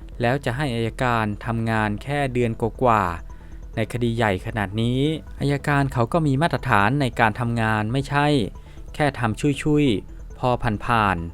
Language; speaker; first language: Thai; native; Thai